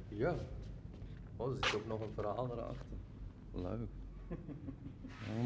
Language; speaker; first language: Dutch; non-native, fluent; Persian